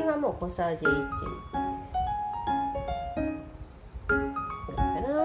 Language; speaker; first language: Japanese; native; Japanese